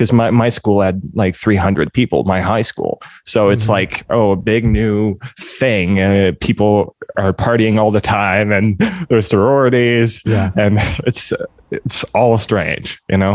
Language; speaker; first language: English; non-native, fluent; French